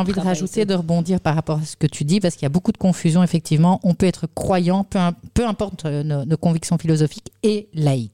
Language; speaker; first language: French; native; French